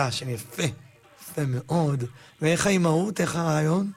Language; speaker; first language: Hebrew; native; Hebrew